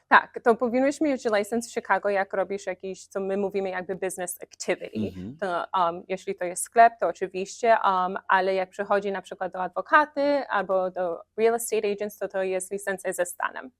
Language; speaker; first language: Polish; early bilingual, heritage; Polish